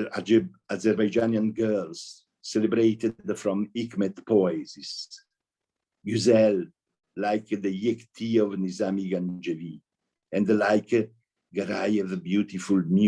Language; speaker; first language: English; non-native, fluent; Italian